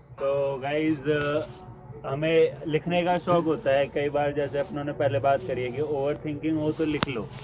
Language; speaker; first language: Hindi; native; Hindi